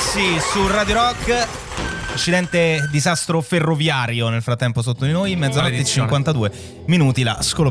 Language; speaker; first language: Italian; native; Italian